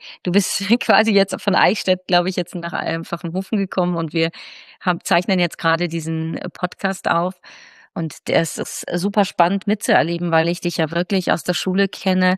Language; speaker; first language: German; native; German